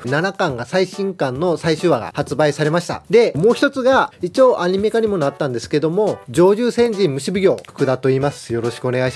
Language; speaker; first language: Japanese; native; Japanese